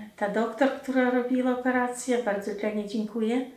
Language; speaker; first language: Polish; non-native, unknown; Russian